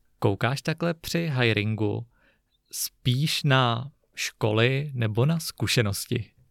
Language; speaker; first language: Czech; native; Czech